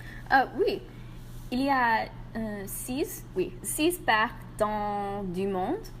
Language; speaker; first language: French; non-native, learner; English